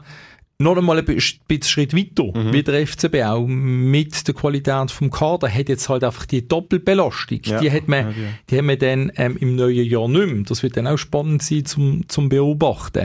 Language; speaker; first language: German; native; German